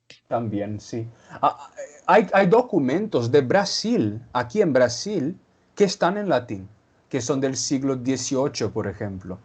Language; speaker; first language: Spanish; non-native, fluent; Portuguese